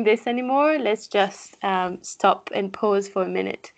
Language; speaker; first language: English; non-native, fluent; French